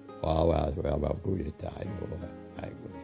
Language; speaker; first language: Dutch; non-native, learner; English